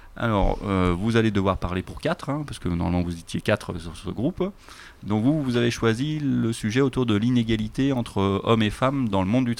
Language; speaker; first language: French; native; French